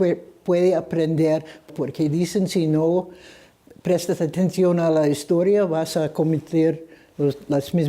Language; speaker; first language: Spanish; non-native, fluent; English